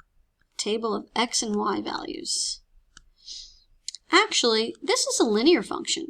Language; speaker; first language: English; native; English